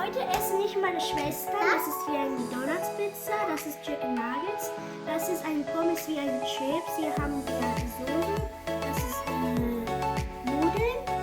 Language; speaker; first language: German; early bilingual, other home language; Serbian